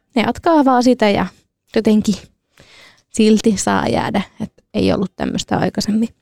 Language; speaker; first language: Finnish; early bilingual, other home language; Kurdish